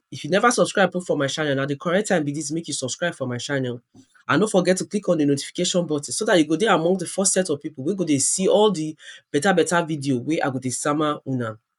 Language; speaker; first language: Nigerian Pidgin; non-native, local second language; Yoruba